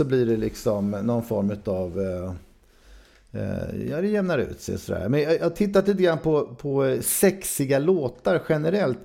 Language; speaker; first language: Swedish; native; Swedish